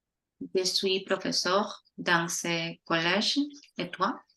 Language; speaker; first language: French; non-native, learner; Spanish